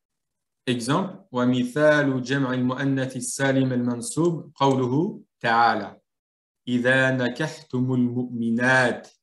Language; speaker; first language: Arabic; non-native, fluent; French